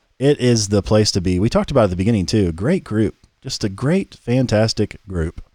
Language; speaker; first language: English; native; English